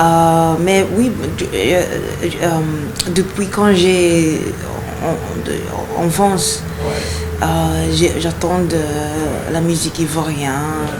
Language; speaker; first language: French; non-native, learner; Yoruba